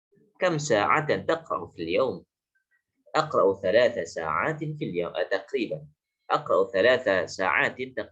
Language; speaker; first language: Arabic; non-native, fluent; Indonesian